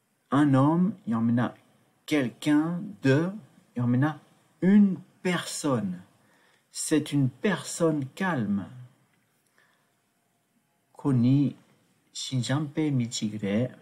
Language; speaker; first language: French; non-native, fluent; Tibetan